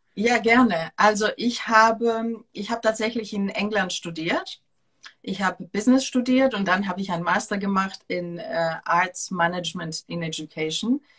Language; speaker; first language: German; non-native, fluent; Greek